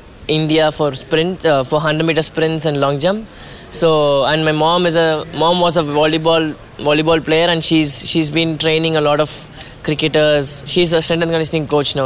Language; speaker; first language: English; non-native, local second language; Tamil